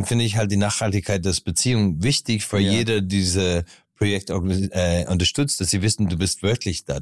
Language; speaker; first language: German; non-native, fluent; English